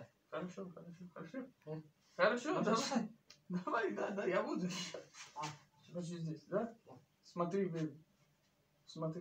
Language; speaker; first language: Russian; non-native, learner; Turkish